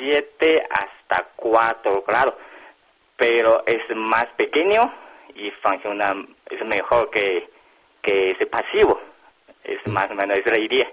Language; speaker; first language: Spanish; non-native, learner; Chinese